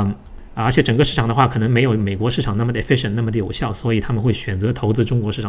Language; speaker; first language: Chinese; native; Chinese